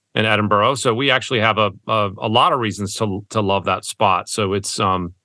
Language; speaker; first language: English; early bilingual, other home language; German